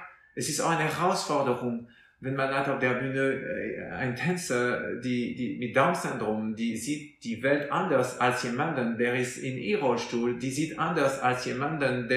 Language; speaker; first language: German; non-native, fluent; French